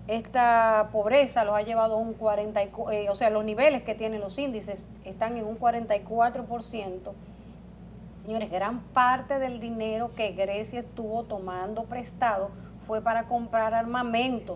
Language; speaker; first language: Spanish; native; Spanish